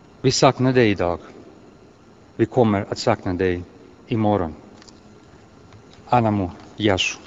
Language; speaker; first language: Swedish; non-native, fluent; Greek